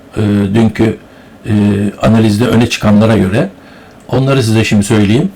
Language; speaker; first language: Turkish; native; Turkish